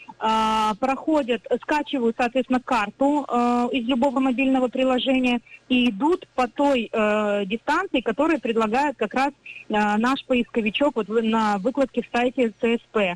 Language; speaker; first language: Russian; native; Russian